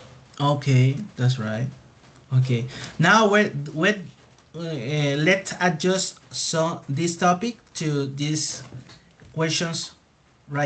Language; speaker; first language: English; non-native, fluent; Spanish